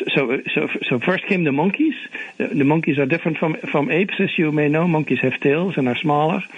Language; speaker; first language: English; non-native, fluent; Dutch